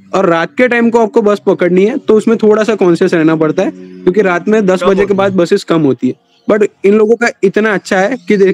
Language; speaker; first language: Hindi; non-native, local second language; Gujarati